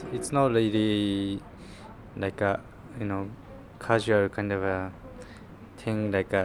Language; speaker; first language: English; non-native, fluent; Japanese